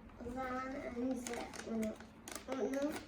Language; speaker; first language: Turkish; early bilingual, heritage; Turkish